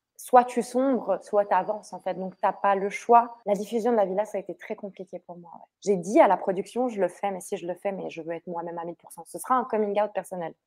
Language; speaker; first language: French; early bilingual, other home language; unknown